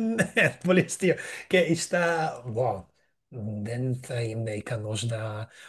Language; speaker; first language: Greek; non-native, fluent; Portuguese